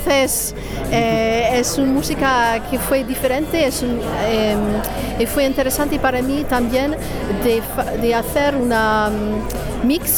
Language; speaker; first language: Spanish; non-native, fluent; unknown